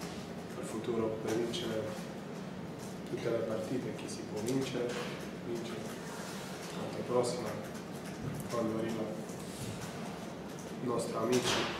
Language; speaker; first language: Italian; non-native, learner; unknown